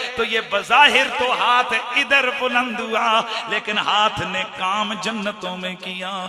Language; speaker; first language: Urdu; non-native, local second language; Punjabi